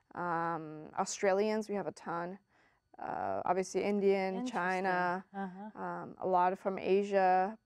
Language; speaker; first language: English; early bilingual, other home language; Spanish